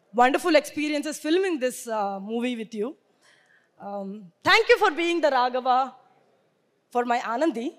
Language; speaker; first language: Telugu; non-native, learner; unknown